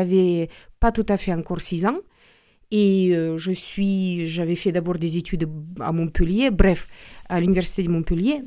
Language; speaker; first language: French; non-native, fluent; Romanian